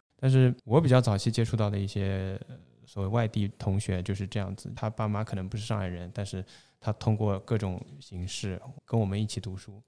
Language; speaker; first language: Chinese; non-native, local second language; Wu Chinese